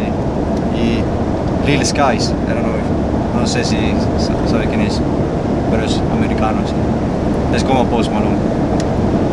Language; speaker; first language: Spanish; non-native, fluent; Swedish